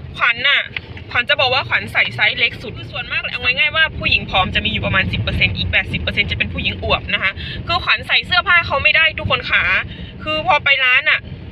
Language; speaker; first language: Thai; native; Thai